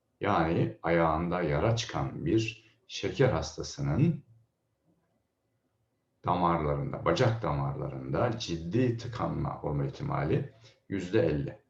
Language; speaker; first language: Turkish; native; Turkish